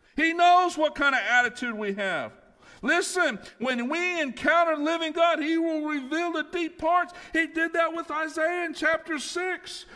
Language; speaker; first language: English; native; English